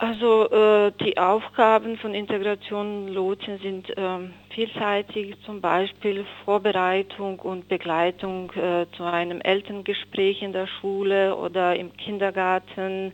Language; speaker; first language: German; non-native, fluent; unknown